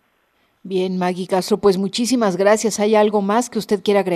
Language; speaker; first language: Spanish; native; Spanish